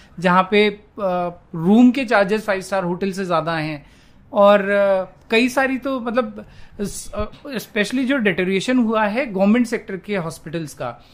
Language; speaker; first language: Hindi; native; Hindi